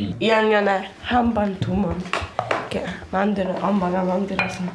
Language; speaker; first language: Korean; early bilingual, heritage; Hungarian